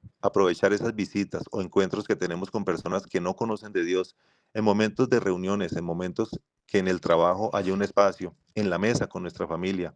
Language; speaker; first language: Spanish; native; Spanish